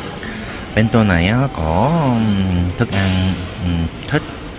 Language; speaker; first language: Vietnamese; non-native, learner; Korean